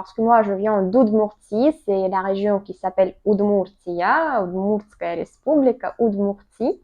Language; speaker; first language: French; non-native, learner; Russian